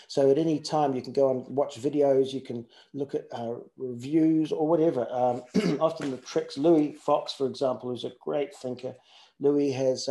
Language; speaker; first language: English; native; English